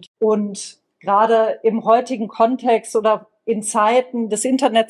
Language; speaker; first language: German; native; German